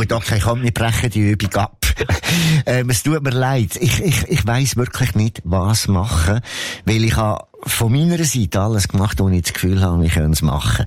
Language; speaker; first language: German; native; German